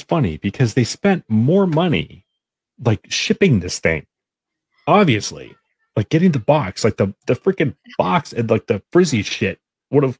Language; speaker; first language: English; native; English